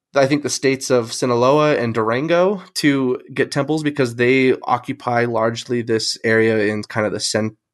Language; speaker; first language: English; native; English